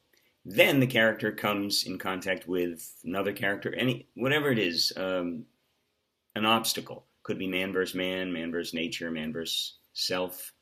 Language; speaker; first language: English; native; English